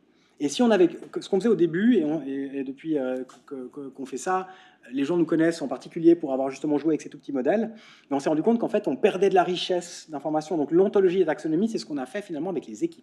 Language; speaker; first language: French; native; French